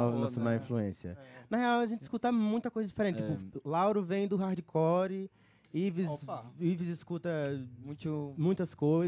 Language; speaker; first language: Portuguese; native; Portuguese